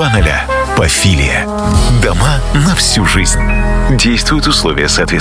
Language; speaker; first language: Russian; native; Russian